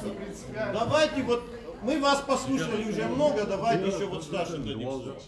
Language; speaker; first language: Russian; native; Russian